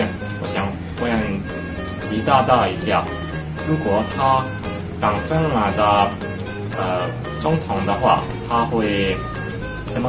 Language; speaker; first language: Chinese; non-native, learner; Finnish